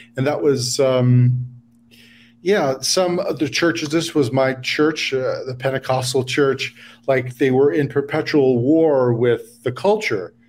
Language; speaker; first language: English; native; English